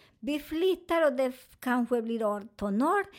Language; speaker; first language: Swedish; non-native, learner; Spanish